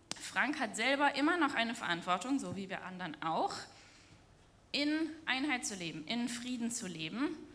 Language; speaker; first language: German; native; German